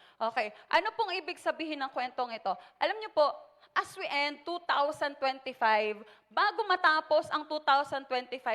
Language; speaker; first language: Filipino; native; Filipino